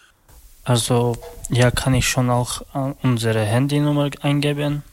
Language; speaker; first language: German; non-native, learner; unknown